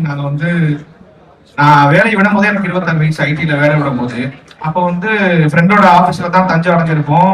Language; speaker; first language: Tamil; native; Tamil